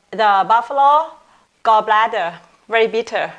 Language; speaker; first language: English; non-native, local second language; Thai